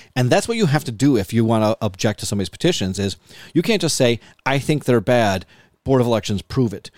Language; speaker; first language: English; native; English